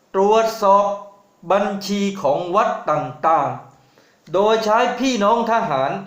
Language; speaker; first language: Thai; native; Thai